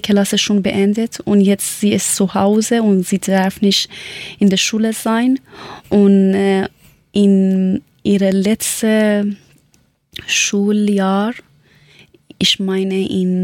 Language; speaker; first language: German; non-native, learner; Persian